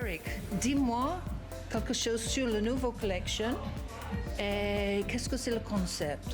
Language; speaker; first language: French; non-native, learner; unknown